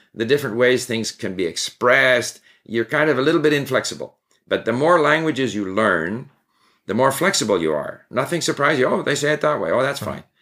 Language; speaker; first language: English; native; English